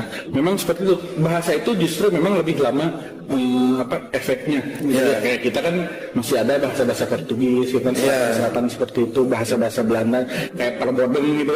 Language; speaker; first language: Indonesian; native; Indonesian